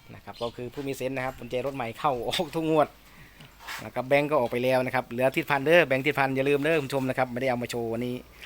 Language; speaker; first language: Thai; native; Thai